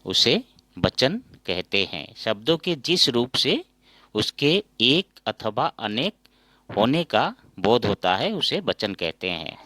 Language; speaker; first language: Hindi; non-native, local second language; Assamese